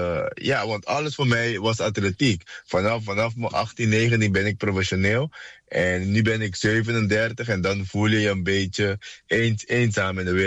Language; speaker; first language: Dutch; non-native, fluent; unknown